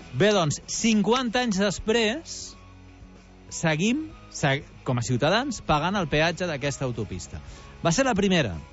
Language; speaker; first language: Catalan; native; Catalan